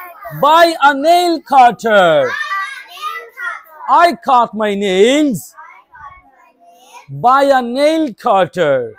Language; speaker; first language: English; non-native, learner; Bangla